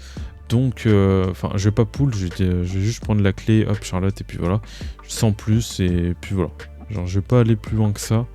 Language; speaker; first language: French; native; French